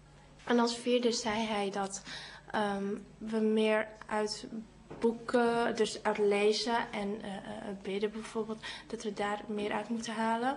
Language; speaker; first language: Dutch; early bilingual, other home language; Cantonese